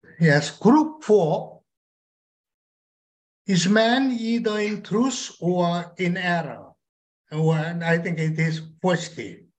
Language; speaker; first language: English; non-native, learner; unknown